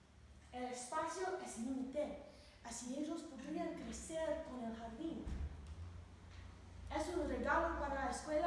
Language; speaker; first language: Spanish; non-native, learner; English